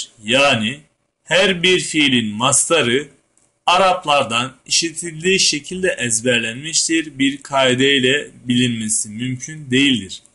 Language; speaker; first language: Turkish; native; Turkish